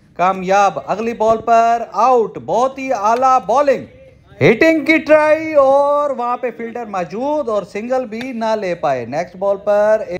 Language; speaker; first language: Urdu; native; Urdu